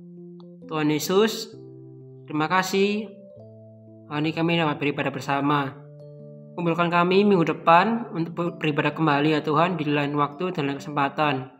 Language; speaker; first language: Indonesian; native; Indonesian